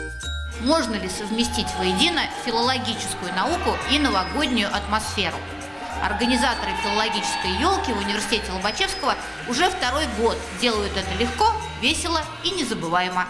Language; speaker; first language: Russian; native; Russian